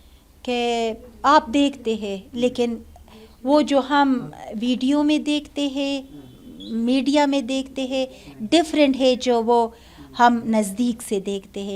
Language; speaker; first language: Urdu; non-native, learner; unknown